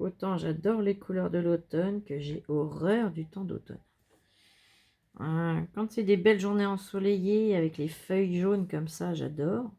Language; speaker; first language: French; native; French